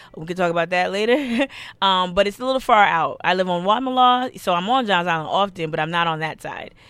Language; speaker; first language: English; native; English